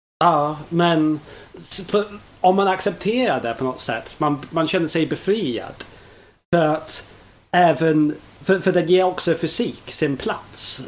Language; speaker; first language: Swedish; non-native, fluent; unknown